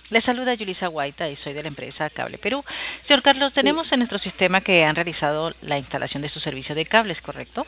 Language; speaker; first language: Spanish; native; Spanish